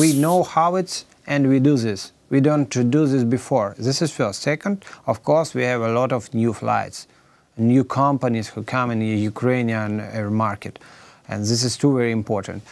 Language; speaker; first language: English; non-native, learner; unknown